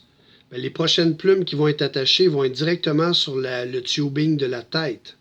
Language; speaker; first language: French; native; French